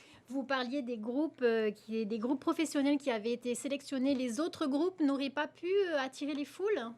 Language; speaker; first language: French; native; French